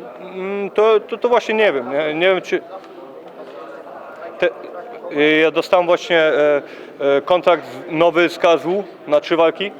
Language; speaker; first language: Polish; early bilingual, heritage; Polish